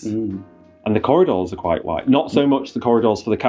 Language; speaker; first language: English; native; English